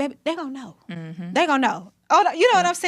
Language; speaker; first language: English; native; English